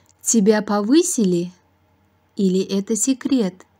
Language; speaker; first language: Russian; non-native, fluent; Uzbek